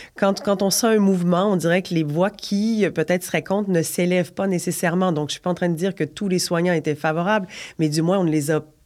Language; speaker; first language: French; native; French